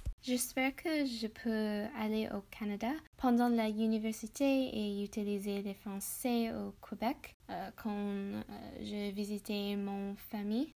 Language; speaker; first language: French; non-native, learner; English